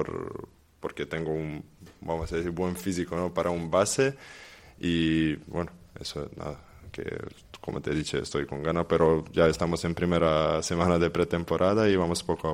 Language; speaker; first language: Spanish; non-native, fluent; Serbian